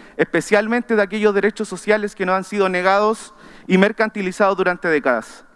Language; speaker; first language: Spanish; native; Spanish